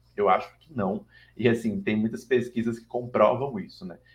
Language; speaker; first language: Portuguese; native; Portuguese